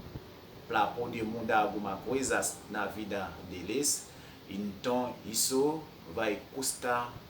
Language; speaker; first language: Portuguese; non-native, fluent; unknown